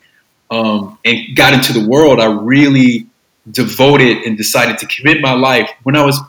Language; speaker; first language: English; native; English